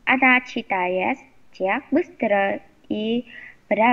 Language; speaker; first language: Russian; non-native, learner; Vietnamese